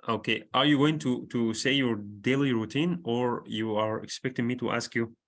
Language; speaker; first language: English; non-native, fluent; Arabic